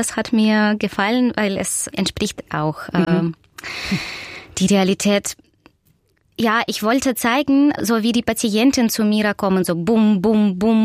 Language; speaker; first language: German; non-native, fluent; Russian